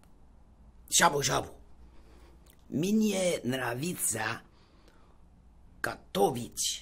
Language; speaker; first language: Russian; non-native, learner; English